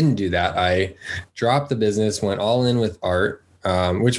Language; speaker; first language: English; native; English